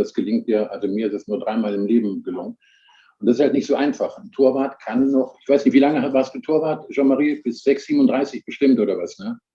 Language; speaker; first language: German; native; German